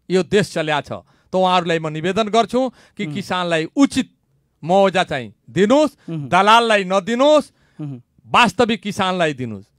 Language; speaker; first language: Nepali; non-native, local second language; Bhojpuri